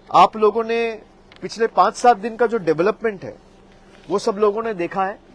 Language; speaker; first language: Hindi; non-native, local second language; Bangla